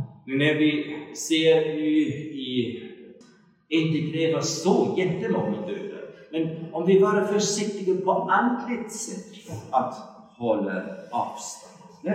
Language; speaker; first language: Swedish; non-native, fluent; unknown